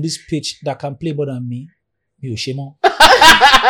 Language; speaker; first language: English; non-native, local second language; Yoruba